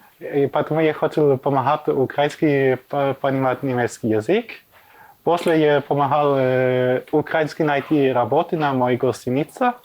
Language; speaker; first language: Russian; non-native, learner; German